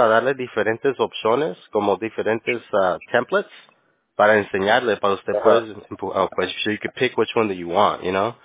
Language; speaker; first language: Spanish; early bilingual, heritage; Spanish